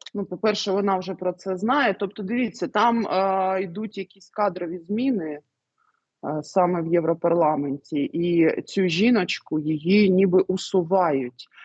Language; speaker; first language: Ukrainian; native; Ukrainian